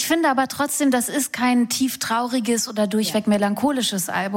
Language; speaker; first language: German; native; German